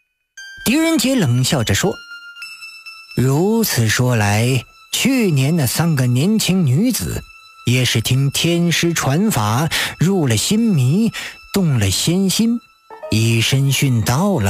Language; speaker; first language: Chinese; native; Chinese